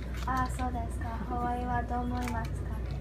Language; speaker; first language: Japanese; non-native, learner; English